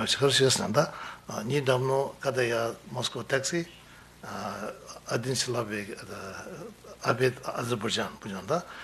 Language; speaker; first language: Russian; non-native, learner; Tibetan